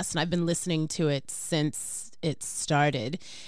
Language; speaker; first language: English; native; English